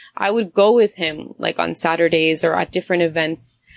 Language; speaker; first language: English; native; English